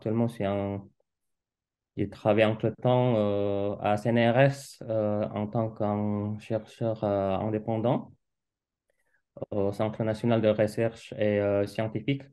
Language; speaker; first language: French; non-native, fluent; Indonesian